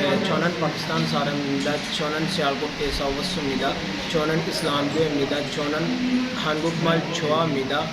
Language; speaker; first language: Korean; non-native, learner; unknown